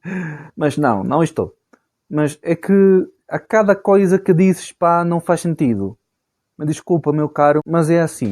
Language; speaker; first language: Portuguese; non-native, fluent; Spanish